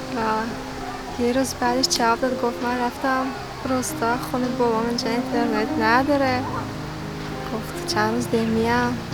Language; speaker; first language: Persian; non-native, fluent; Russian